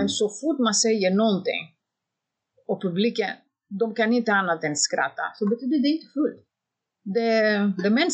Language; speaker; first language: Swedish; non-native, fluent; Greek